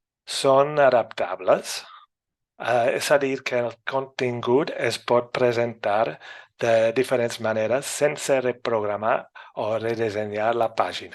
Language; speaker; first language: Catalan; non-native, fluent; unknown